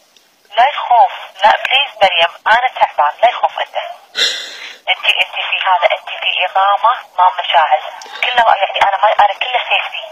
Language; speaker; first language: Arabic; non-native, learner; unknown